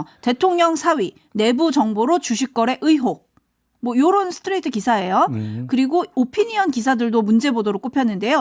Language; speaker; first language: Korean; native; Korean